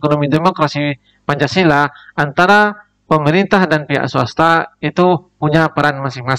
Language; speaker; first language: Indonesian; native; Indonesian